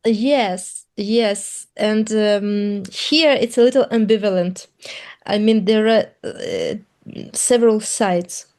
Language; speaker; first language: English; non-native, fluent; Russian